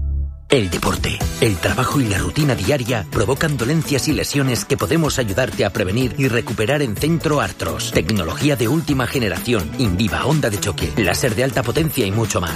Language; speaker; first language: Spanish; native; Spanish